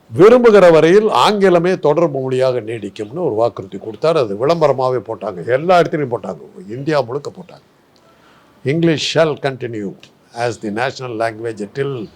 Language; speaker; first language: Tamil; non-native, local second language; Telugu